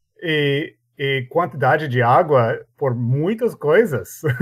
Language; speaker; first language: Portuguese; non-native, learner; English